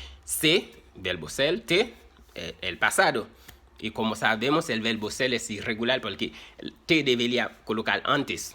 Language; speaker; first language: Spanish; non-native, fluent; Haitian Creole